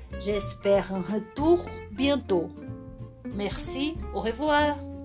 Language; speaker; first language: French; non-native, learner; Portuguese